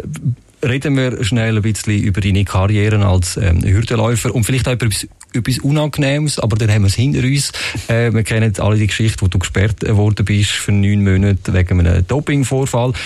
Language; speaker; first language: German; native; German